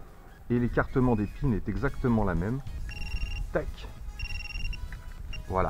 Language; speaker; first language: French; native; French